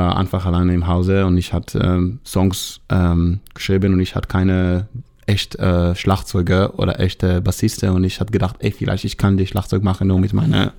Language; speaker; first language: German; non-native, fluent; Hebrew